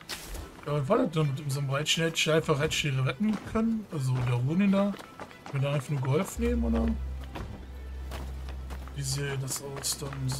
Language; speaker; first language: German; native; German